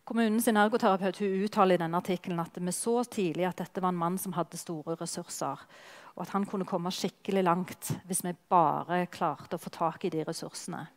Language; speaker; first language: Norwegian; native; Norwegian